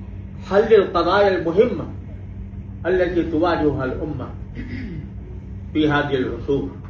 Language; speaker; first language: Arabic; non-native, fluent; Urdu